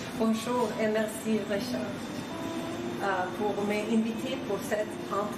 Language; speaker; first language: French; non-native, fluent; Swedish